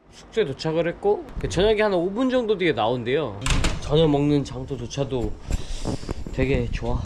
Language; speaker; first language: Korean; native; Korean